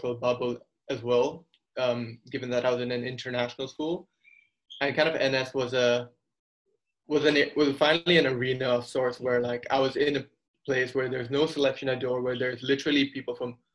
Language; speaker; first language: English; early bilingual, other home language; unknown